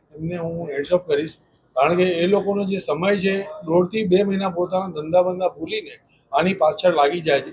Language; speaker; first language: Gujarati; non-native, local second language; Sindhi